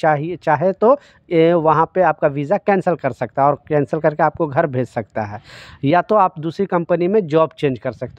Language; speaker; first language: Hindi; native; Hindi